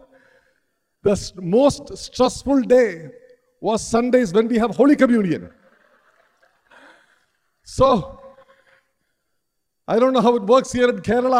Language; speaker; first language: English; non-native, local second language; Malayalam